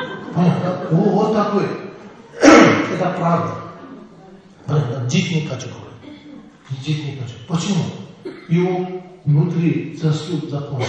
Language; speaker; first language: Russian; non-native, learner; Tibetan